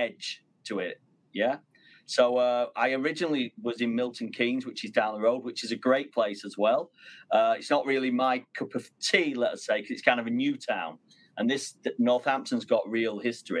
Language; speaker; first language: English; native; English